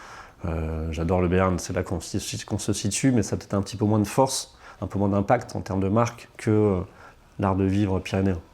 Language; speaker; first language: French; native; French